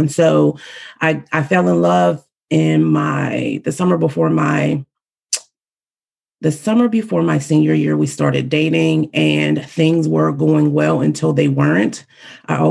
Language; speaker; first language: English; native; English